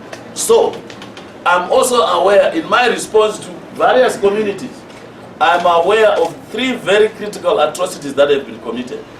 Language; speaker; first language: English; non-native, local second language; Shona